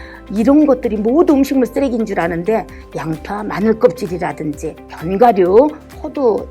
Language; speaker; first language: Korean; native; Korean